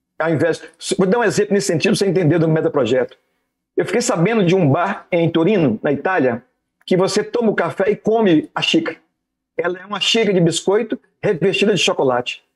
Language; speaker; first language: Portuguese; native; Portuguese